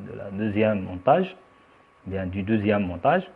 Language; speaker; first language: French; non-native, local second language; Arabic